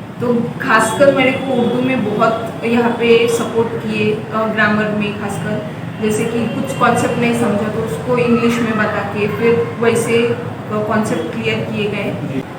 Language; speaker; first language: Hindi; non-native, local second language; Urdu